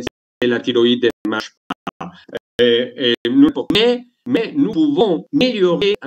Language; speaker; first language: French; non-native, learner; Italian